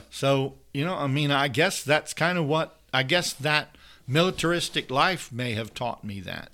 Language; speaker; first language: English; native; English